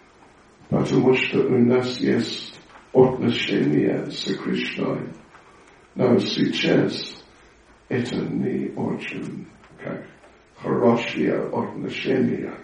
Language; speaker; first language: Russian; non-native, learner; English